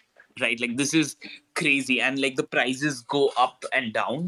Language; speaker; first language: English; non-native, local second language; Hindi